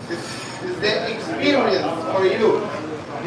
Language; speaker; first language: English; non-native, learner; Spanish